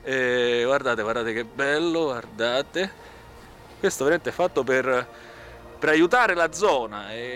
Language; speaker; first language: Italian; native; Italian